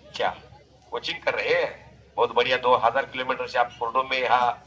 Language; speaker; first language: Hindi; non-native, local second language; Marathi